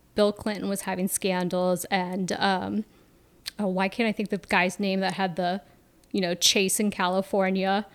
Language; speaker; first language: English; native; English